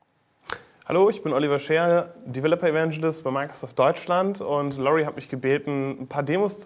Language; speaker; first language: German; native; German